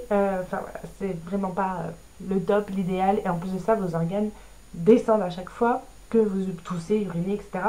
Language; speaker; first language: French; native; French